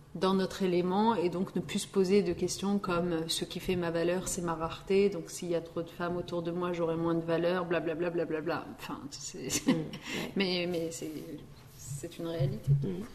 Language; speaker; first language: French; early bilingual, other home language; Riffian